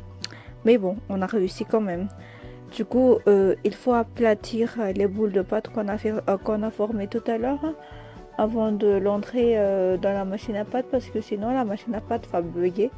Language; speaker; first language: French; non-native, local second language; Malagasy